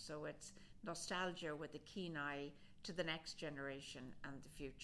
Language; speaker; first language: English; native; English